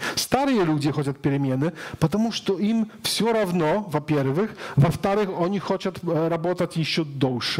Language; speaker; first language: Russian; non-native, learner; Polish